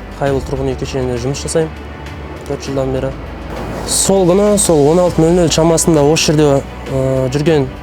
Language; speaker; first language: Kazakh; native; Kazakh